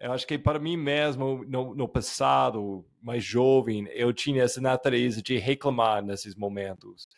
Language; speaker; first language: Portuguese; non-native, fluent; English